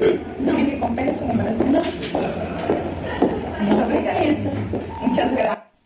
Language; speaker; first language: Portuguese; non-native, learner; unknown